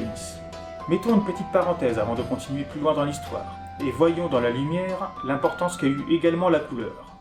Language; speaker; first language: French; native; French